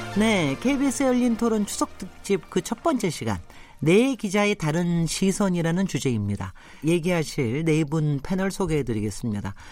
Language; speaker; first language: Korean; native; Korean